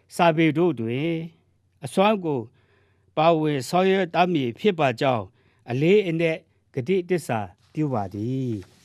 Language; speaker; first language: Burmese; non-native, local second language; Kachin